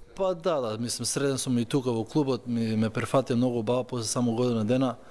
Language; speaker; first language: Macedonian; early bilingual, heritage; Macedonian